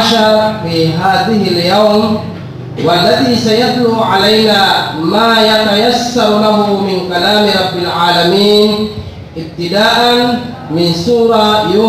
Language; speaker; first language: Arabic; non-native, learner; Maranao